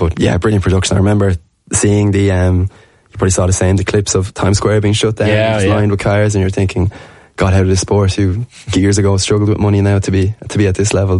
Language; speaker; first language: English; native; English